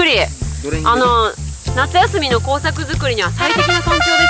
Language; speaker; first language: Japanese; native; Japanese